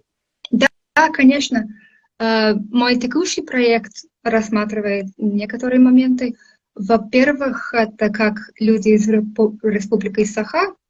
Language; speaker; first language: Russian; non-native, fluent; English